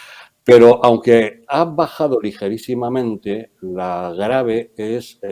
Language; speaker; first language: Spanish; native; Spanish